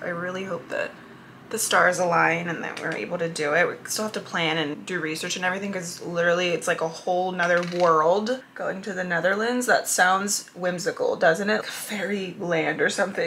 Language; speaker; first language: English; native; English